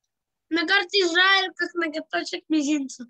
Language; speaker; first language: Russian; early bilingual, heritage; Russian